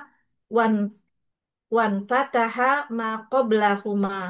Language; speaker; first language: Arabic; non-native, learner; Indonesian